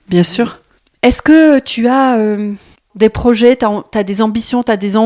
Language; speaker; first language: French; native; French